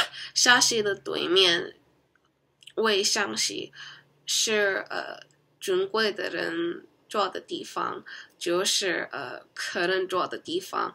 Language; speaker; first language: Chinese; non-native, learner; Korean